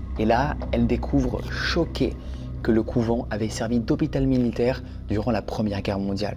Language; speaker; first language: French; native; French